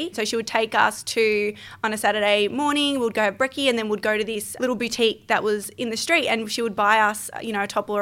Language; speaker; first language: English; native; English